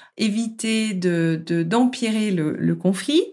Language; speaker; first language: French; native; French